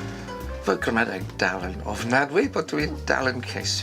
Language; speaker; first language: Welsh; non-native, learner; English